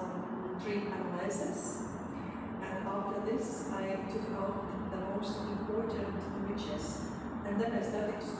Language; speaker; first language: English; non-native, fluent; Latvian